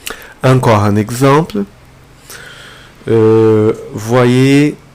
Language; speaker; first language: French; non-native, fluent; Portuguese